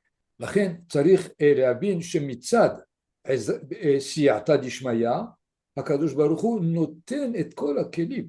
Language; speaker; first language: Hebrew; non-native, fluent; French